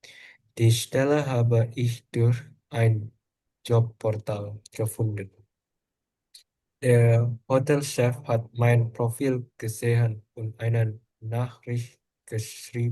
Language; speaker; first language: German; non-native, learner; Indonesian